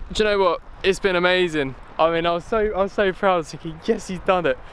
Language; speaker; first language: English; native; English